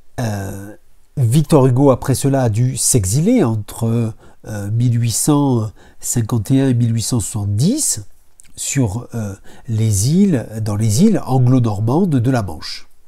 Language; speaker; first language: French; native; French